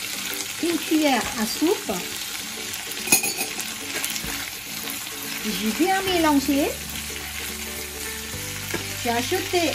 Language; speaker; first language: French; non-native, learner; Thai